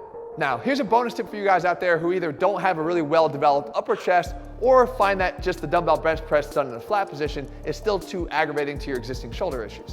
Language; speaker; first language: English; native; English